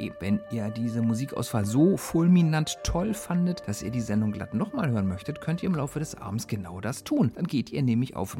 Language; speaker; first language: German; native; German